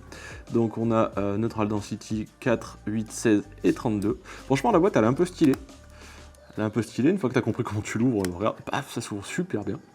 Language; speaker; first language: French; native; French